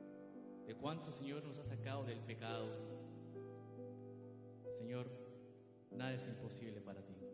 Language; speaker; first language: Spanish; native; Spanish